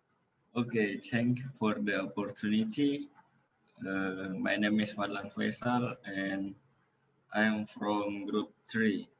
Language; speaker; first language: English; non-native, learner; Indonesian